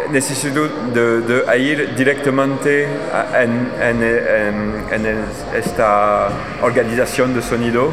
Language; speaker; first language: Spanish; non-native, learner; French